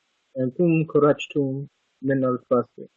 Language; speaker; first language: Arabic; non-native, learner; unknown